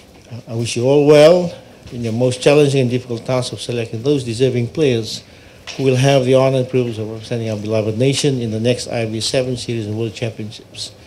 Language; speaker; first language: English; non-native, local second language; Fijian